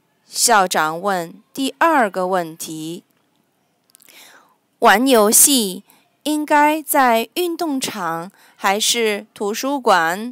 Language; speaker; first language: Chinese; non-native, learner; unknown